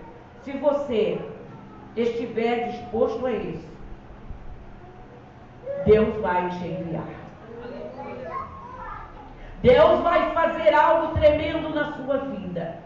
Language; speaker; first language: Portuguese; native; Portuguese